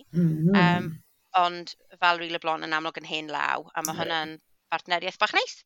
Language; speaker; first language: Welsh; native; Welsh